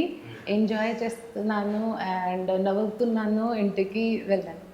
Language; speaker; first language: Telugu; non-native, learner; Hindi